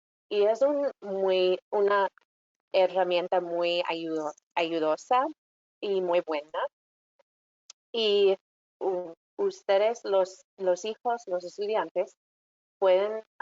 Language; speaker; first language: Spanish; non-native, fluent; English